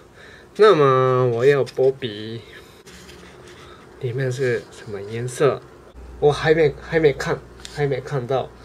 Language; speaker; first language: Chinese; non-native, learner; Japanese